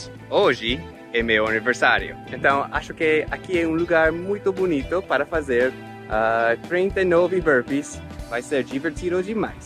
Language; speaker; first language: Portuguese; non-native, fluent; English